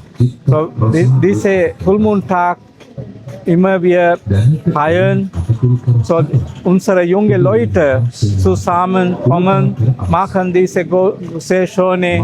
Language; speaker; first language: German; non-native, learner; Sinhala